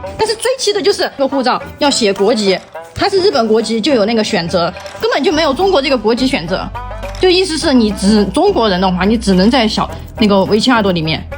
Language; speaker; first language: Chinese; native; Chinese